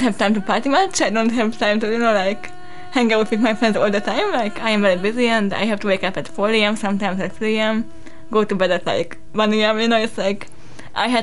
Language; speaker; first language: English; non-native, fluent; Hungarian